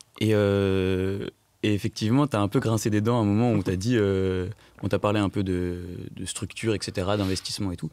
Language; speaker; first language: French; native; French